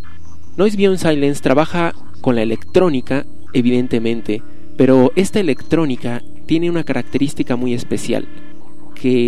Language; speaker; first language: Spanish; native; Spanish